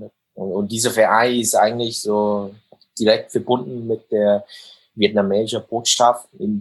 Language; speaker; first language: German; non-native, fluent; Vietnamese